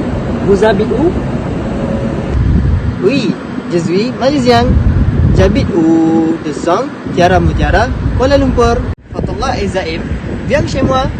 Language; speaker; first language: French; non-native, learner; Malay